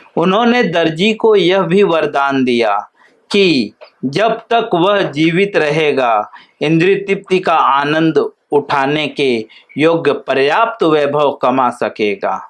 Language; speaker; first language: Hindi; native; Hindi